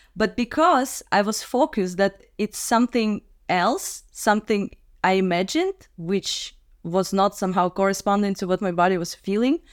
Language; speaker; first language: English; non-native, fluent; Russian